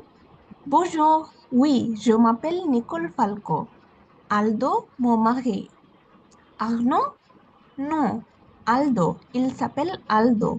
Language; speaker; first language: French; non-native, learner; Bangla